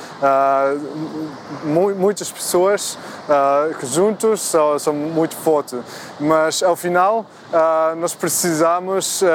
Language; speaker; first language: Portuguese; non-native, fluent; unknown